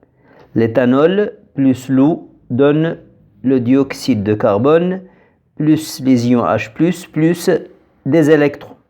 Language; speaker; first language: French; non-native, local second language; Arabic